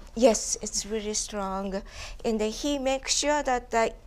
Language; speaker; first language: English; non-native, fluent; Japanese